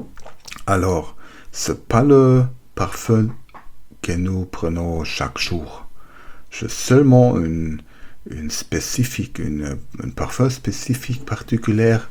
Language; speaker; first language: French; non-native, learner; German